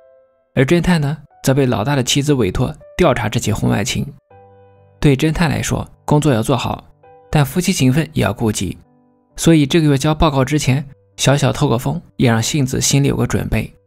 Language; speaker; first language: Chinese; native; Chinese